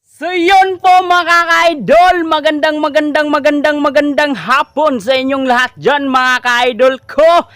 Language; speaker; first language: Filipino; non-native, local second language; Cebuano